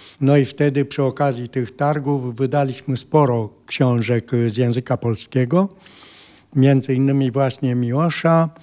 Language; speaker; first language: Polish; non-native, fluent; Romanian